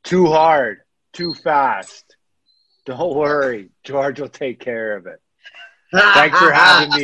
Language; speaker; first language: English; native; English